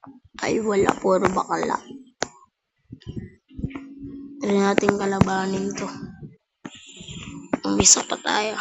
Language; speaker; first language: Filipino; native; Filipino